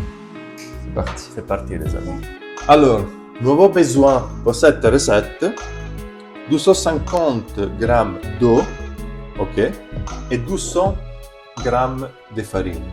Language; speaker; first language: French; non-native, fluent; Italian